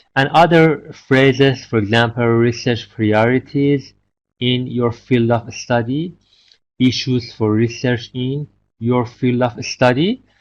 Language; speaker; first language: English; non-native, fluent; Persian